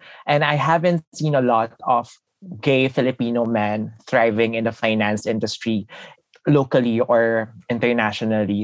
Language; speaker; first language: English; non-native, local second language; Filipino